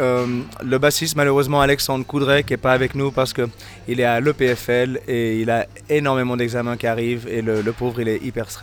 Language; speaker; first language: French; native; French